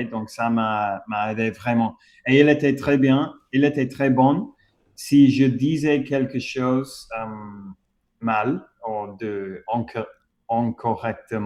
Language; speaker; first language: French; non-native, fluent; English